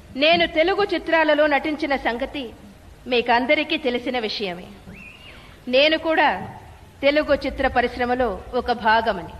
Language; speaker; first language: Telugu; non-native, fluent; Tamil